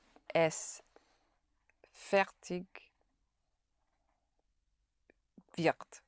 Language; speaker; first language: German; non-native, learner; English